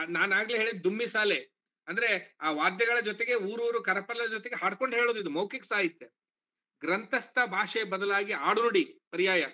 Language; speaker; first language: Kannada; native; Kannada